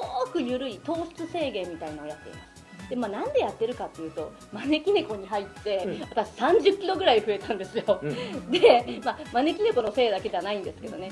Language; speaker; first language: Japanese; native; Japanese